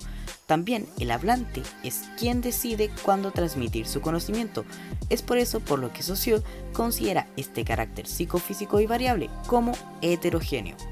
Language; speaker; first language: Spanish; native; Spanish